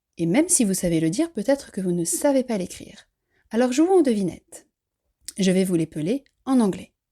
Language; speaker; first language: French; native; French